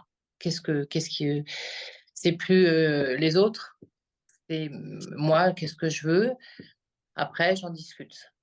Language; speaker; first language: French; native; French